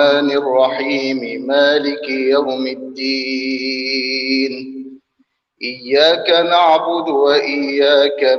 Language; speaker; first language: Arabic; native; Arabic